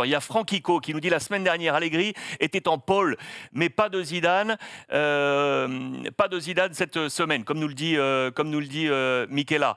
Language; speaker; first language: French; native; French